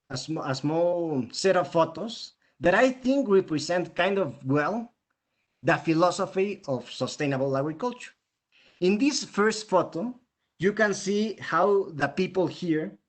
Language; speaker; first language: English; non-native, fluent; Spanish